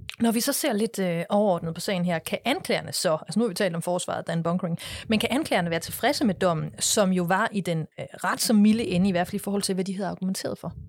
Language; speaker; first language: Danish; native; Danish